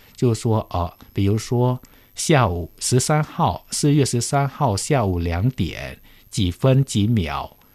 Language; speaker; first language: Chinese; early bilingual, heritage; Khmer